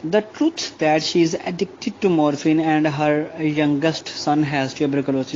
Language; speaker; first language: English; non-native, local second language; Urdu